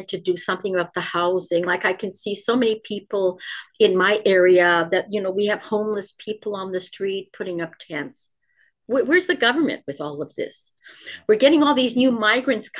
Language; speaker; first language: English; native; English